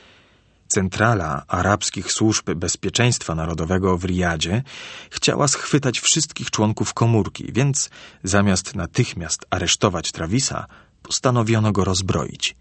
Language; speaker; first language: Polish; native; Polish